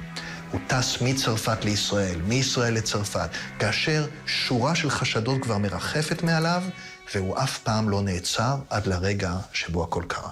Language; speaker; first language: Hebrew; native; Hebrew